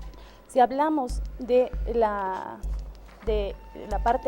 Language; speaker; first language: Spanish; native; Spanish